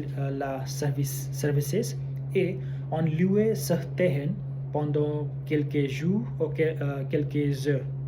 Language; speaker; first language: French; non-native, learner; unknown